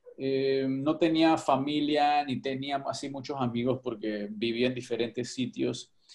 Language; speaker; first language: Spanish; native; Spanish